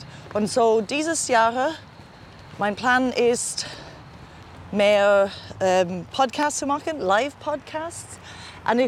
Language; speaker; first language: German; non-native, learner; English